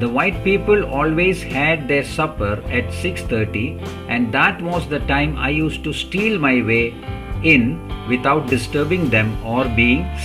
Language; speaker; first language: English; non-native, local second language; Malayalam